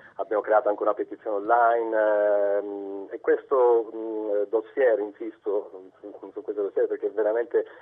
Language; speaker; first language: Italian; native; Italian